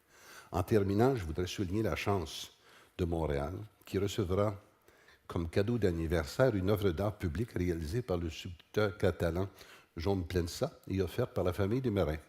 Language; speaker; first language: French; native; French